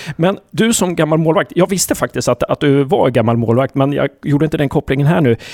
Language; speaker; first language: Swedish; native; Swedish